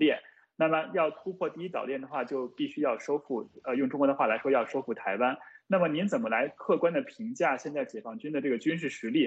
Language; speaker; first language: Chinese; native; Chinese